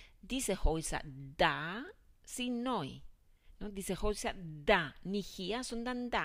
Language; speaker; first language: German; non-native, fluent; Spanish